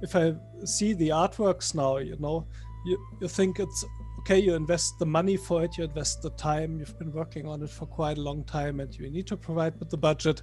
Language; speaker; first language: English; non-native, fluent; German